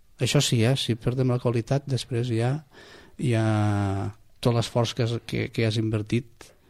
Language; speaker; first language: Catalan; native; Catalan